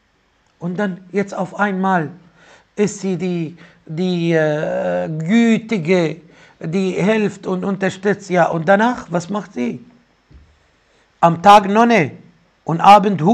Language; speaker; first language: German; non-native, fluent; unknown